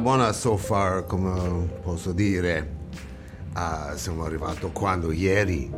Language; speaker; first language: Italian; non-native, learner; English